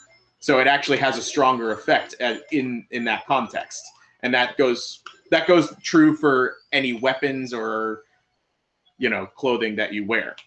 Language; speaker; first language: English; native; English